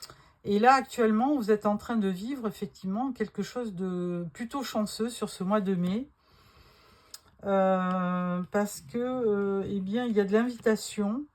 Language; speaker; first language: French; native; French